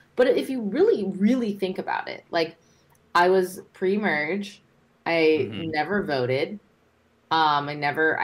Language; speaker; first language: English; native; English